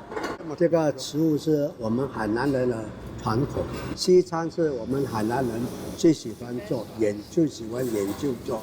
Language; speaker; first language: Chinese; non-native, local second language; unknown